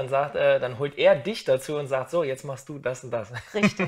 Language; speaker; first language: German; native; German